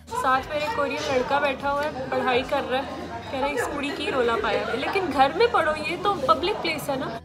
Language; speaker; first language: Urdu; native; Urdu